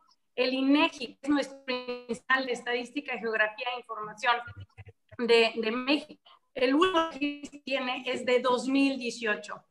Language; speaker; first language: Spanish; native; Spanish